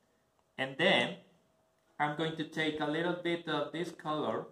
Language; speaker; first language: English; non-native, learner; Spanish